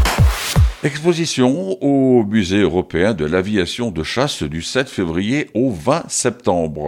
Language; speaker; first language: French; native; French